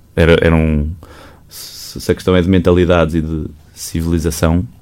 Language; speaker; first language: Portuguese; native; Portuguese